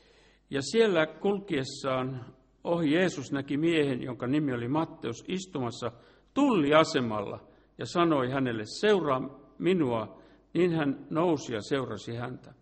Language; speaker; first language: Finnish; native; Finnish